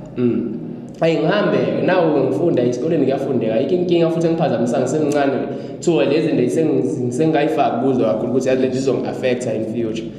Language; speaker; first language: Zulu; non-native, local second language; Swati